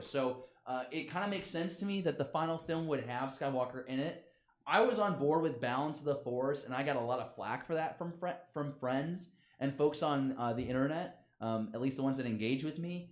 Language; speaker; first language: English; native; English